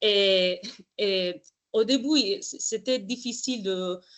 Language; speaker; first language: French; non-native, fluent; Spanish